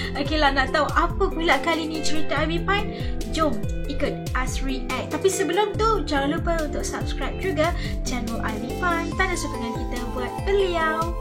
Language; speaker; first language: Malay; native; Malay